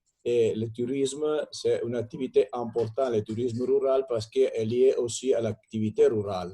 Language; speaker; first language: French; non-native, fluent; Italian